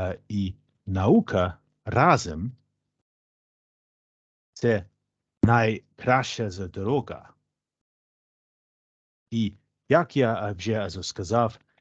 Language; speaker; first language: Ukrainian; non-native, learner; English